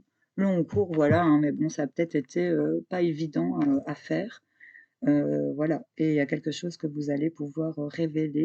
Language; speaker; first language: French; native; French